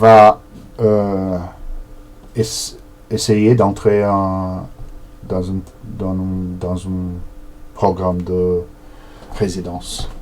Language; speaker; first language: French; non-native, learner; Portuguese